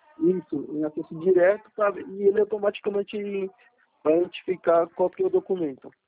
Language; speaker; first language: Portuguese; non-native, fluent; Spanish